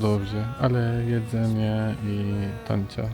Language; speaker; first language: Polish; non-native, learner; Turkish